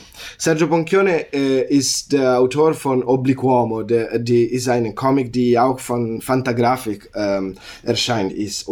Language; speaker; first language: German; non-native, learner; Italian